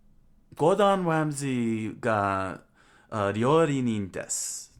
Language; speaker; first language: Japanese; non-native, learner; English